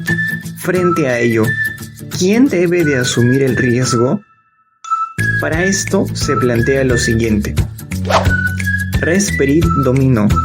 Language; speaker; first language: Spanish; native; Spanish